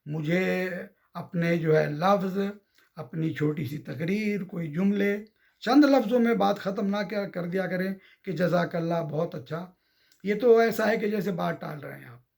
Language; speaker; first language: Urdu; native; Urdu